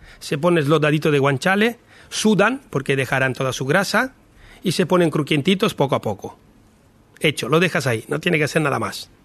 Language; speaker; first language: Spanish; non-native, fluent; Italian